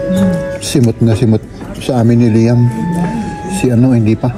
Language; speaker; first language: Filipino; native; Filipino